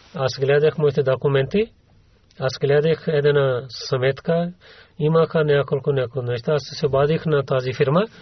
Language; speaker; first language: Bulgarian; non-native, learner; Urdu